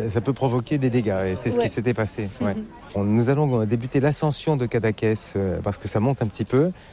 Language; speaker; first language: French; native; French